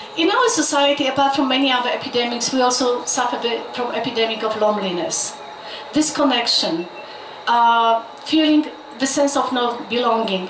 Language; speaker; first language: English; non-native, fluent; Polish